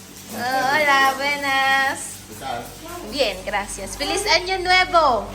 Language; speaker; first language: Spanish; non-native, learner; Filipino